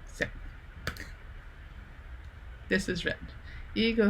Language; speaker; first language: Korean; non-native, learner; Dutch